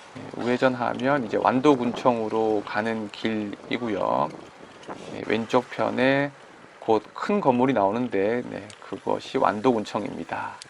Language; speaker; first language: Korean; native; Korean